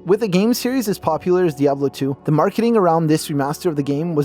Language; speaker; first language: English; native; English